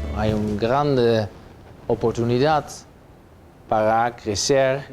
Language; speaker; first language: Spanish; non-native, fluent; Dutch